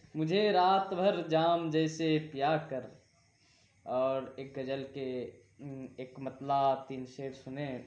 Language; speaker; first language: Hindi; native; Hindi